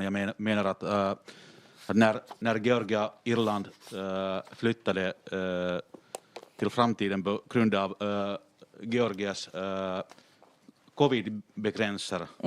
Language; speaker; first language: Swedish; non-native, local second language; Finnish